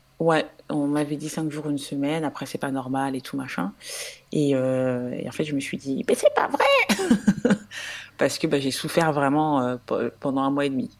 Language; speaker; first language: French; native; French